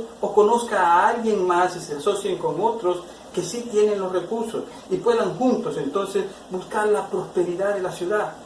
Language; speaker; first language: Spanish; native; Spanish